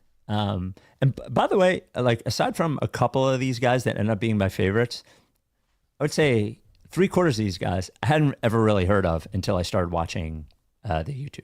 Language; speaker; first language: English; native; English